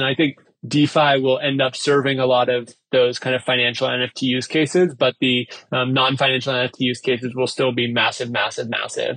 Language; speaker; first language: English; native; English